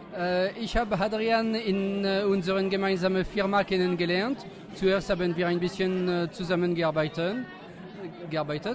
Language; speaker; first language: German; non-native, fluent; French